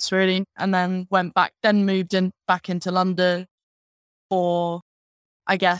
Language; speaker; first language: English; native; English